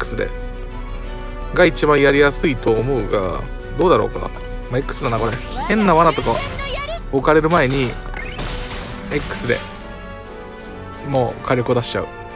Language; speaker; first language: Japanese; native; Japanese